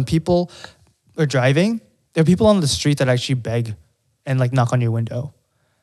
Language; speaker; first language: English; non-native, local second language; Filipino